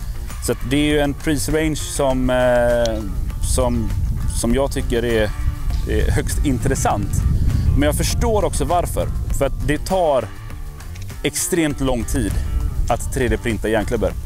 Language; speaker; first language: Swedish; native; Swedish